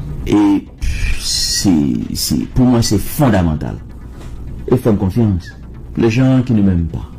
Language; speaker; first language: French; non-native, local second language; Haitian Creole